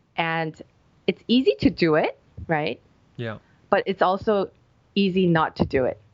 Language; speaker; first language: English; native; English